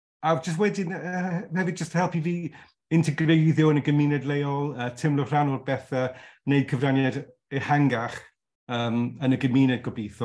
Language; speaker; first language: Welsh; non-native, local second language; English